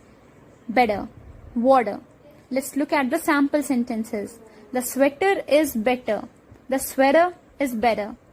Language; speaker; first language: English; non-native, local second language; Hindi